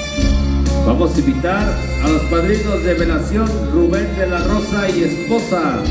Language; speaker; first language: Spanish; native; Spanish